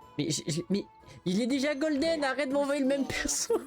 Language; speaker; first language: French; native; French